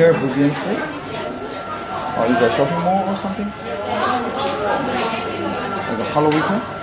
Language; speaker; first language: English; non-native, learner; Korean